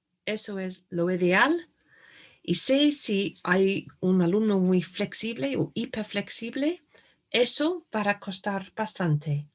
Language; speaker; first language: Spanish; non-native, fluent; English